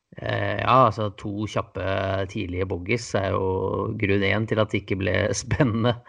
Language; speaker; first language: Norwegian; native; Norwegian